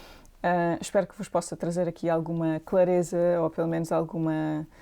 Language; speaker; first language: Portuguese; native; Portuguese